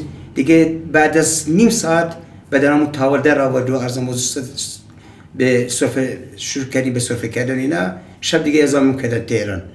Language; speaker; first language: Persian; native; Persian